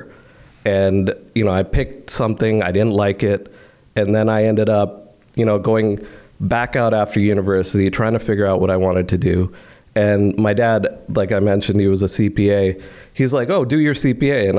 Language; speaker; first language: English; non-native, local second language; Hindi